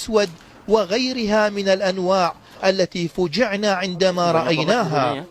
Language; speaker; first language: Arabic; native; Arabic